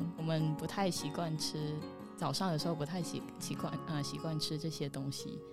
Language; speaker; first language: Chinese; non-native, fluent; Vietnamese